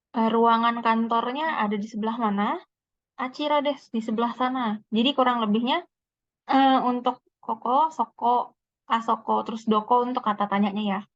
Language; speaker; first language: Indonesian; native; Indonesian